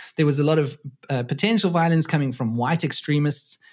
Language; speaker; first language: English; native; English